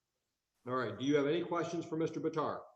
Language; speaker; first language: English; native; English